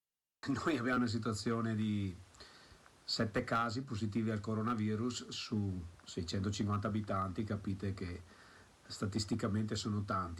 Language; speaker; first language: Italian; native; Italian